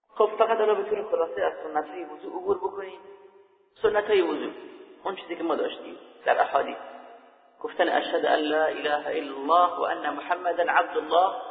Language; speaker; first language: Persian; native; Persian